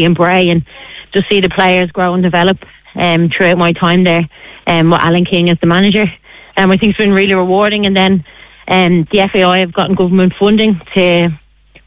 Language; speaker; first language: English; native; English